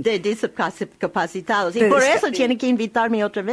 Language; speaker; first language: Spanish; non-native, learner; English